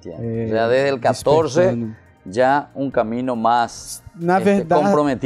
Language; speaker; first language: Portuguese; non-native, learner; Spanish